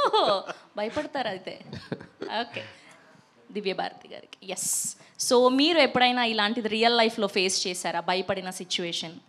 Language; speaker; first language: Telugu; native; Telugu